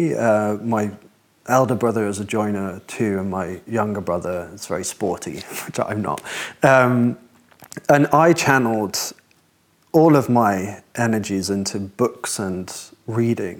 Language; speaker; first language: English; native; English